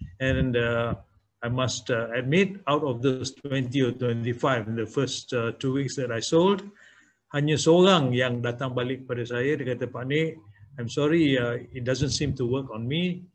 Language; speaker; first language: English; non-native, local second language; Malay